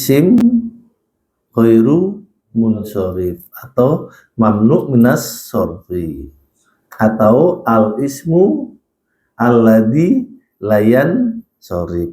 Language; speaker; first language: Arabic; non-native, fluent; Indonesian